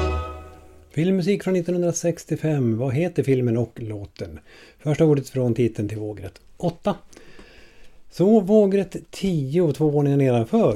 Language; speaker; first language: Swedish; native; Swedish